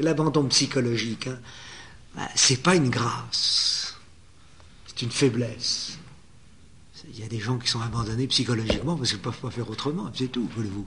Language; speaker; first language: French; native; French